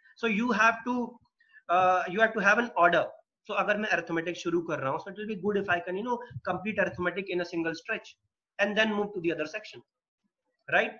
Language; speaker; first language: English; non-native, local second language; Hindi